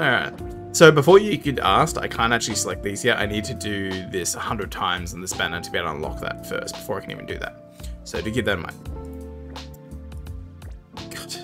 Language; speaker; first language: English; native; English